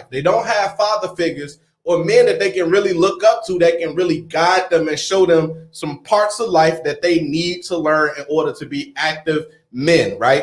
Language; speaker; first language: English; native; English